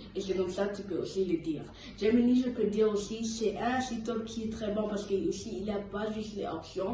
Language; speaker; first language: French; early bilingual, heritage; French